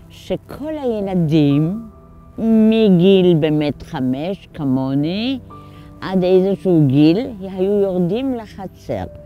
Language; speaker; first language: Hebrew; non-native, fluent; Polish